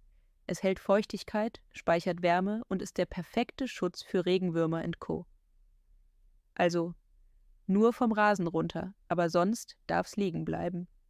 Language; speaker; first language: German; native; German